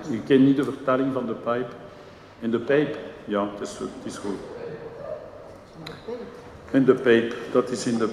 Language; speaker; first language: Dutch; non-native, local second language; French